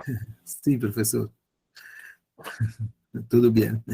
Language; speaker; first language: Spanish; non-native, learner; Portuguese